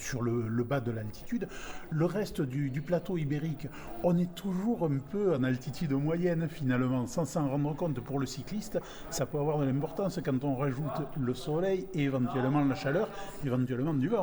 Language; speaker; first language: French; native; French